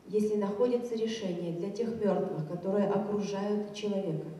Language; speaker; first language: Russian; native; Russian